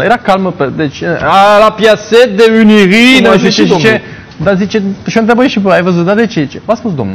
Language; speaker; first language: Romanian; native; Romanian